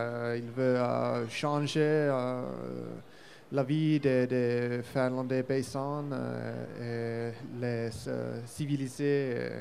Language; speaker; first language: French; non-native, learner; Finnish